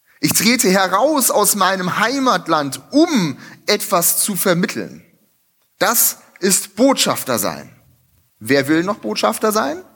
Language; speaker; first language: German; native; German